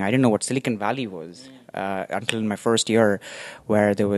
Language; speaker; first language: English; non-native, local second language; Tamil